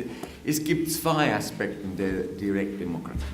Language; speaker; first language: German; non-native, fluent; English